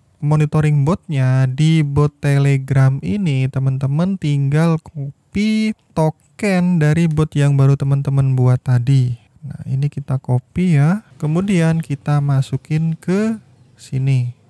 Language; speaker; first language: Indonesian; native; Indonesian